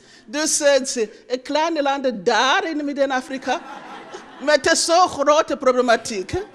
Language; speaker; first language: Dutch; non-native, learner; Rundi